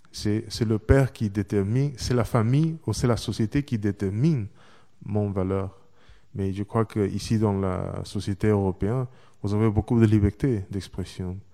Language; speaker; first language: French; non-native, learner; Chinese